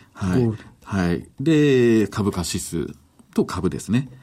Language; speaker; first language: Japanese; native; Japanese